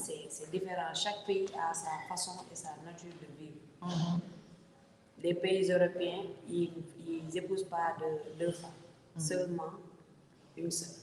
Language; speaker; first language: French; non-native, local second language; Wolof